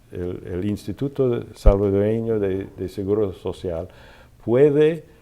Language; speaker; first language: Spanish; non-native, fluent; English